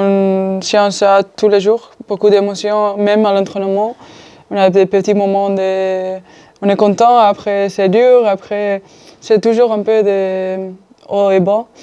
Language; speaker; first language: French; non-native, fluent; Spanish